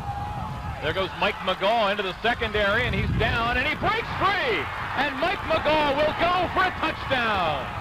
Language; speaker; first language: English; native; English